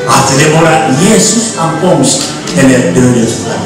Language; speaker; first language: Swedish; non-native, learner; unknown